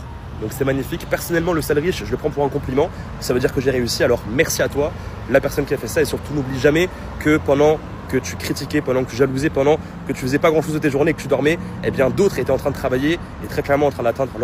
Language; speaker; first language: French; native; French